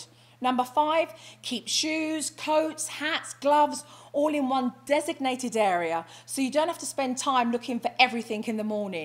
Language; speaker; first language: English; native; English